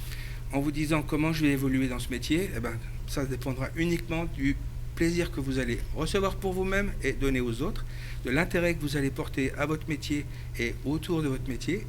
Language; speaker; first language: French; native; French